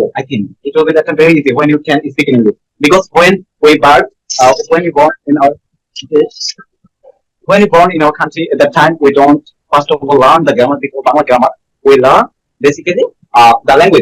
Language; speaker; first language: English; non-native, learner; Bangla